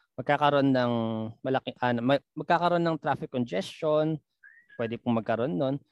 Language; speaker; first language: Filipino; non-native, local second language; Pampanga